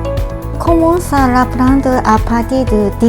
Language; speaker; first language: French; non-native, learner; Japanese